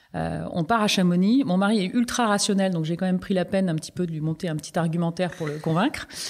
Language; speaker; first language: French; native; French